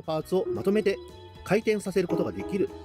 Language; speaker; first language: Japanese; native; Japanese